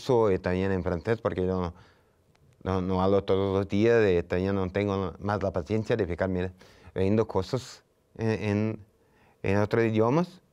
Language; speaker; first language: Spanish; non-native, fluent; Portuguese